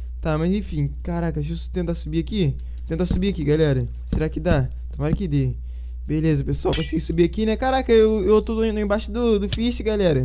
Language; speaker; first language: Portuguese; native; Portuguese